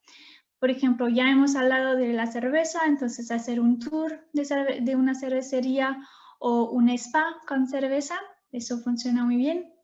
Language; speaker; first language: Spanish; non-native, fluent; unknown